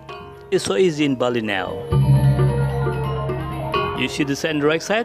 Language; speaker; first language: English; non-native, local second language; Indonesian